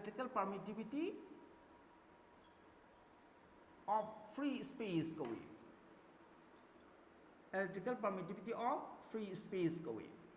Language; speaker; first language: English; non-native, local second language; Manipuri